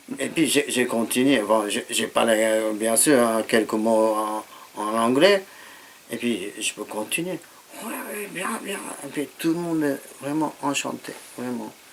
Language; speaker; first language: French; non-native, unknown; Japanese